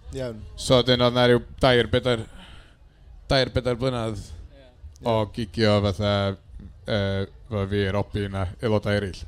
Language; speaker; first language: Welsh; native; Welsh